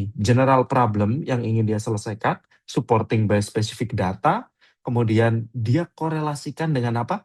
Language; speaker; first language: Indonesian; native; Indonesian